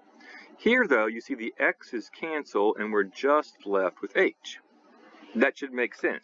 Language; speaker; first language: English; native; English